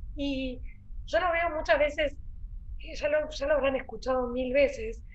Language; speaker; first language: Spanish; native; Spanish